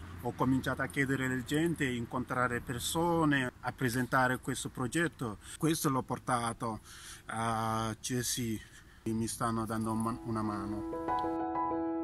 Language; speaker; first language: Italian; non-native, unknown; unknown